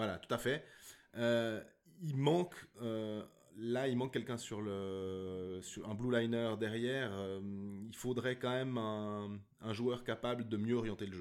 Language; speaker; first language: French; native; French